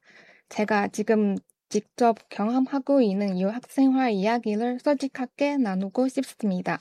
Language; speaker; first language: Korean; non-native, learner; Chinese